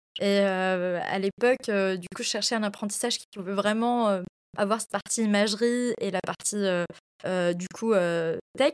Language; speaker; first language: French; non-native, local second language; Arabic